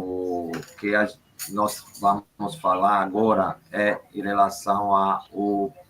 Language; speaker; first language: Portuguese; non-native, fluent; Italian